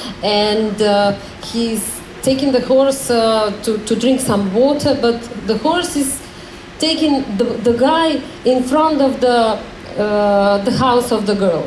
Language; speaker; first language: English; non-native, learner; Macedonian